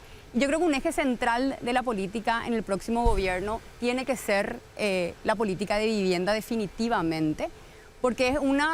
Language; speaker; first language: Spanish; native; Spanish